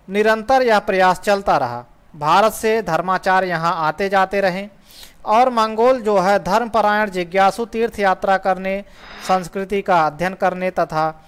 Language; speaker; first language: Hindi; native; Hindi